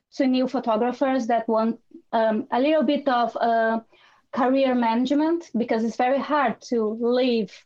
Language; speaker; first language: English; non-native, fluent; Portuguese